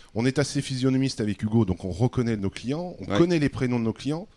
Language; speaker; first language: French; native; French